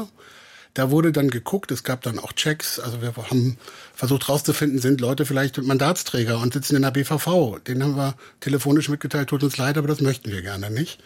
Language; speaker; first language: German; native; German